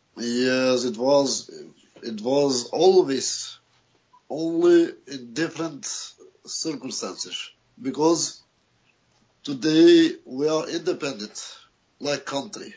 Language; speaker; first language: English; non-native, learner; Albanian